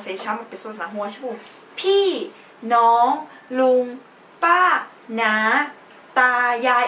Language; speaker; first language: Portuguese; non-native, fluent; Thai